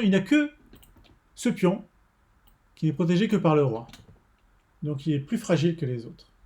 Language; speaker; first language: French; native; French